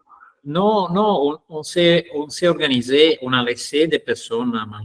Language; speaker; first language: French; non-native, fluent; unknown